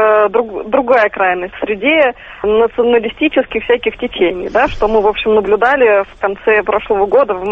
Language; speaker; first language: Russian; native; Russian